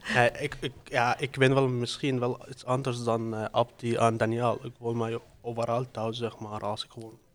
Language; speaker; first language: Dutch; non-native, fluent; Arabic